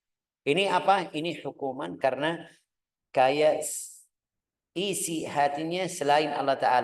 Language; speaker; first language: Indonesian; non-native, fluent; Arabic